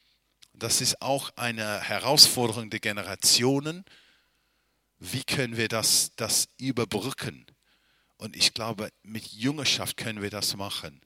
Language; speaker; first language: German; non-native, fluent; English